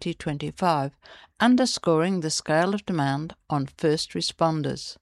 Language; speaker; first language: English; native; English